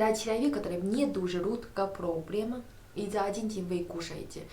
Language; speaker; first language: Russian; non-native, learner; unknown